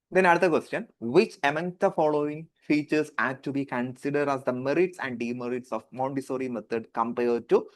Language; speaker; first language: English; non-native, local second language; Malayalam